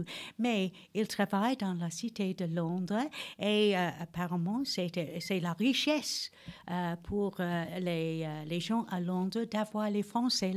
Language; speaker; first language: French; non-native, fluent; English